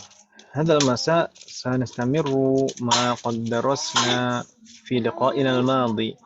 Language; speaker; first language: Arabic; non-native, fluent; Indonesian